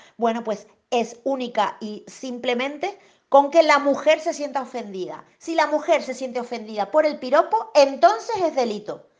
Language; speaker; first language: Spanish; native; Spanish